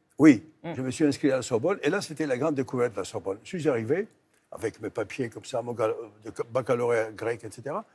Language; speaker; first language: French; non-native, fluent; Greek